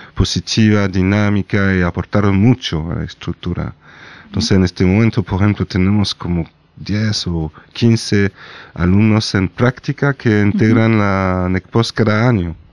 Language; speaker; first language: Spanish; non-native, fluent; French